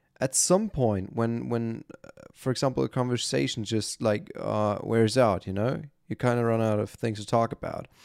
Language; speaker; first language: English; non-native, fluent; German